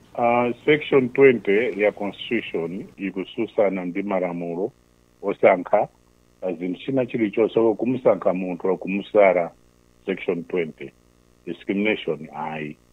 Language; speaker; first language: Nyanja; non-native, local second language; Tumbuka